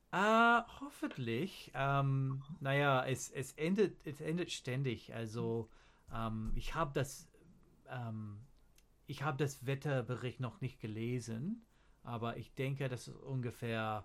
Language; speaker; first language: German; non-native, learner; English